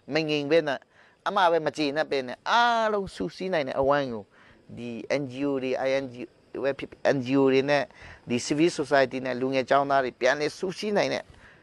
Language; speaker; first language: Burmese; non-native, local second language; Hakha Chin